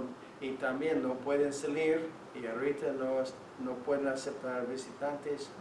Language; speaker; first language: Spanish; non-native, fluent; English